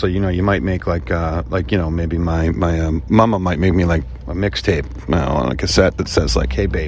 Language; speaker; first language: English; native; English